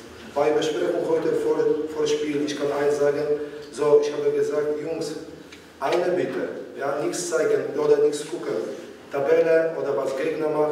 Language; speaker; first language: German; non-native, learner; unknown